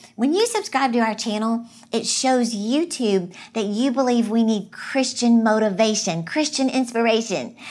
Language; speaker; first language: English; native; English